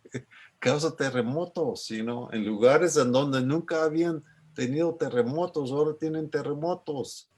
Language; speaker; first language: Spanish; early bilingual, other home language; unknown